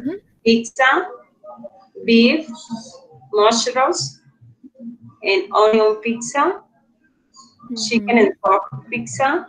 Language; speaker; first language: English; non-native, learner; Spanish